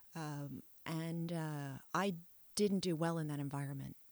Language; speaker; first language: English; native; English